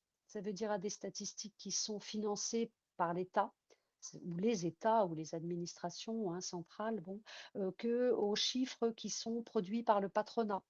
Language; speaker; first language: French; native; French